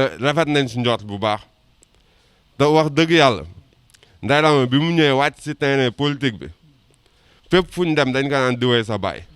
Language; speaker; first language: Wolof; native; Wolof